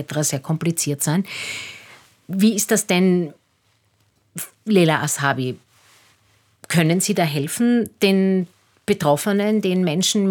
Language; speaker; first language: German; native; German